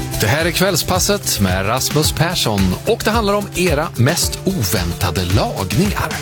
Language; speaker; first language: Swedish; native; Swedish